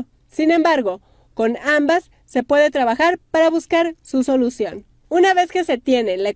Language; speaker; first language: Spanish; native; Spanish